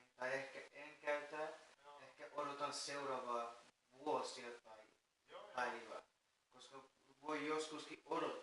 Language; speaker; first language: Finnish; non-native, fluent; Persian